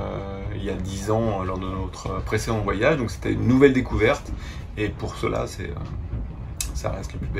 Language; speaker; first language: French; native; French